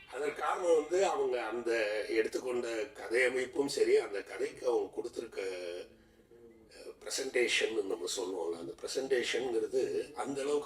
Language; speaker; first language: Tamil; native; Tamil